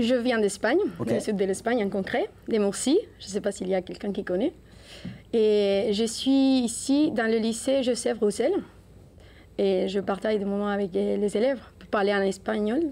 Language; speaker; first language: French; non-native, learner; Spanish